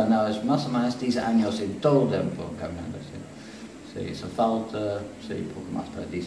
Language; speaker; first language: Spanish; non-native, learner; English